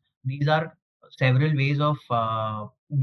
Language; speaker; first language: English; non-native, local second language; Hindi